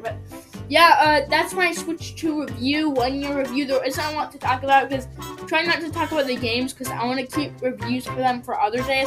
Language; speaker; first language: English; native; English